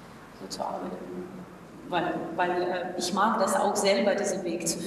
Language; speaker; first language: German; non-native, fluent; Russian